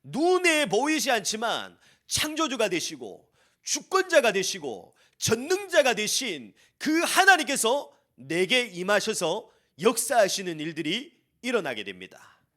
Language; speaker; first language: Korean; native; Korean